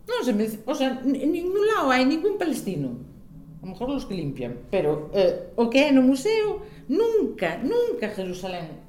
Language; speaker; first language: Spanish; native; Spanish